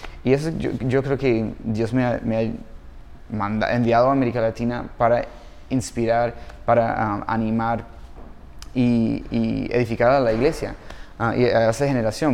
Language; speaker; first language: Spanish; non-native, fluent; English